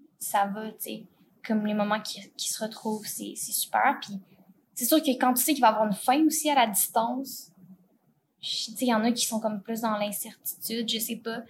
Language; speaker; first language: French; native; French